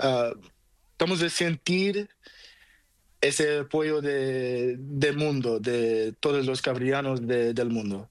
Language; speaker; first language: Spanish; non-native, learner; Portuguese